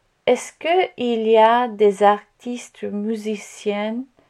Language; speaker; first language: French; non-native, learner; Italian